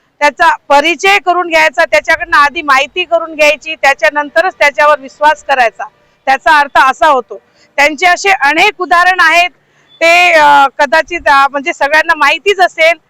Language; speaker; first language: Marathi; non-native, local second language; Lambadi